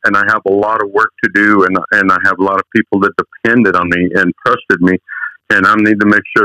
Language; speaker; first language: English; early bilingual, other home language; Spanish